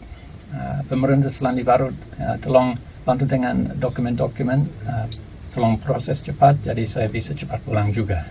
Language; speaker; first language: Indonesian; non-native, learner; English